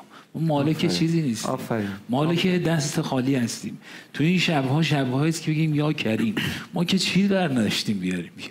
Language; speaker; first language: Persian; native; Persian